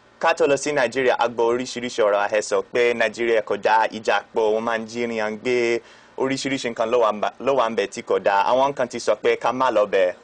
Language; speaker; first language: Yoruba; non-native, fluent; English